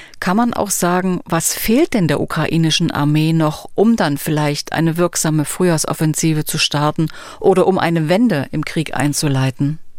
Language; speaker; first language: German; native; German